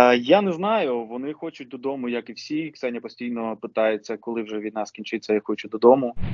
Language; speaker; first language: Ukrainian; non-native, local second language; Russian